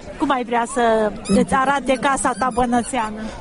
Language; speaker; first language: Romanian; native; Romanian